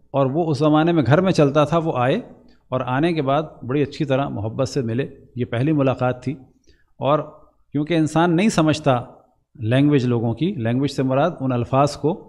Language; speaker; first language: Urdu; native; Urdu